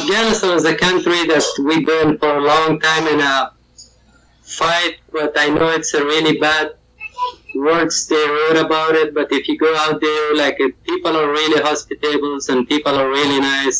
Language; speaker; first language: English; non-native, learner; Persian